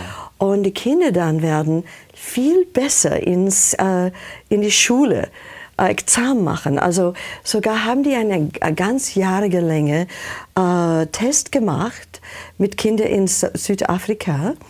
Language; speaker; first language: German; non-native, fluent; English